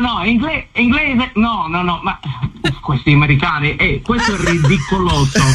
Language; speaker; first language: Italian; non-native, learner; English